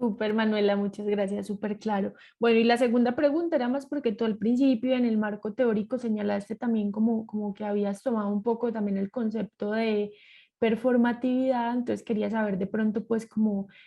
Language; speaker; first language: Spanish; native; Spanish